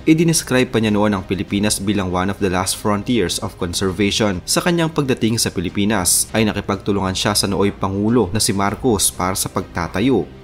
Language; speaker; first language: Filipino; native; Filipino